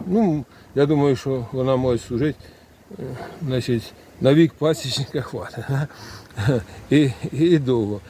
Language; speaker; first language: Ukrainian; native; Ukrainian